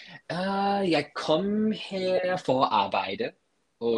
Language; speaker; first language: Danish; non-native, fluent; English